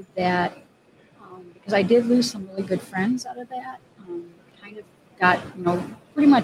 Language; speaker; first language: English; native; English